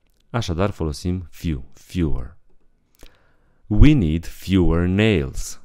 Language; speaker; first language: English; non-native, fluent; Romanian